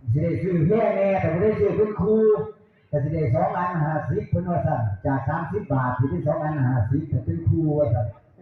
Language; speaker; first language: Thai; native; Thai